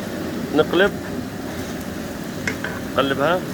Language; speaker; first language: Arabic; native; Arabic